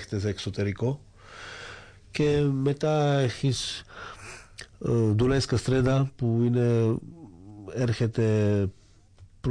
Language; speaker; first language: Greek; non-native, fluent; Slovak